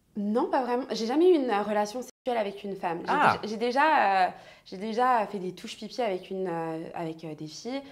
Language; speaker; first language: French; native; French